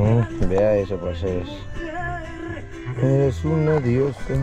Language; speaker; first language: Spanish; native; Spanish